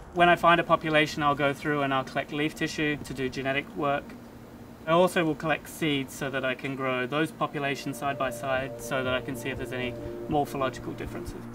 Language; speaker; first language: English; native; English